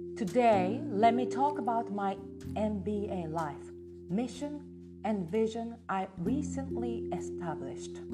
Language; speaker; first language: English; non-native, fluent; Japanese